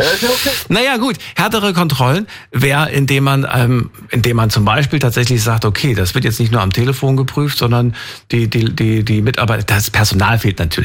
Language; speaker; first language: German; native; German